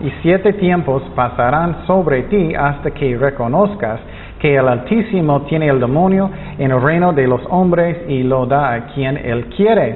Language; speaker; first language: Spanish; non-native, fluent; English